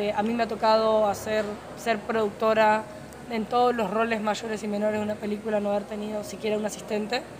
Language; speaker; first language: Spanish; native; Spanish